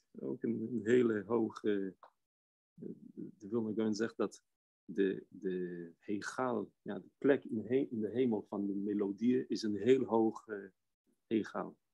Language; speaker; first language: Dutch; non-native, fluent; Hebrew